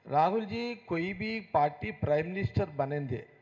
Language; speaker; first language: Hindi; non-native, local second language; Telugu